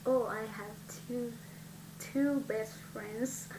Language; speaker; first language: English; non-native, learner; Vietnamese